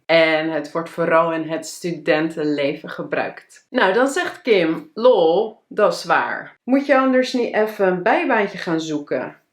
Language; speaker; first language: Dutch; native; Dutch